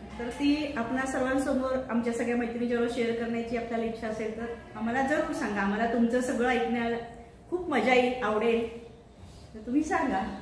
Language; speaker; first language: Marathi; native; Marathi